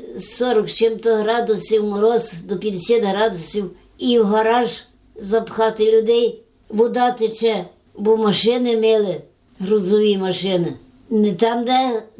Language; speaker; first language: Ukrainian; native; Ukrainian